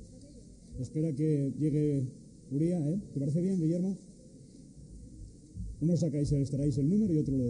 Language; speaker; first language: Spanish; native; Spanish